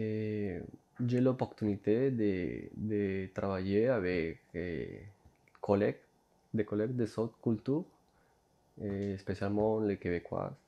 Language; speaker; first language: French; non-native, fluent; Spanish